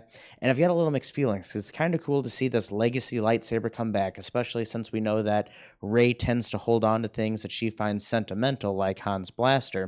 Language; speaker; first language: English; native; English